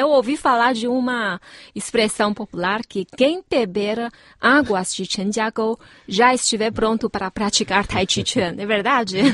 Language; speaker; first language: Portuguese; non-native, fluent; Chinese